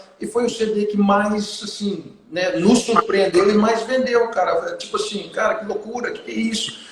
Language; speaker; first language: Portuguese; non-native, fluent; English